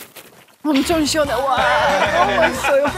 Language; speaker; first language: Korean; non-native, learner; Polish